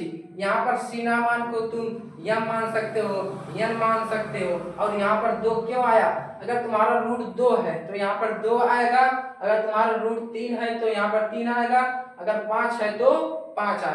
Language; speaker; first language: Hindi; native; Hindi